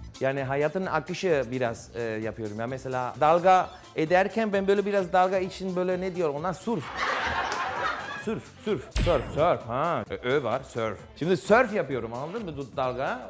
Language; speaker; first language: Turkish; non-native, learner; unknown